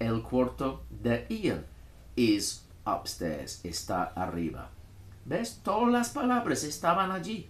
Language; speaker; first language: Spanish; non-native, fluent; English